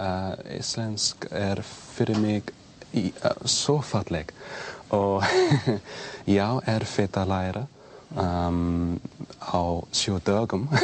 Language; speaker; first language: Icelandic; non-native, learner; English